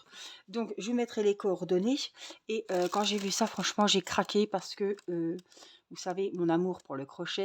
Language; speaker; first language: French; native; French